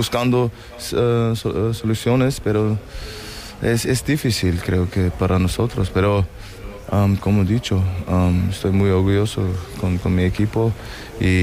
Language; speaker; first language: Spanish; non-native, fluent; German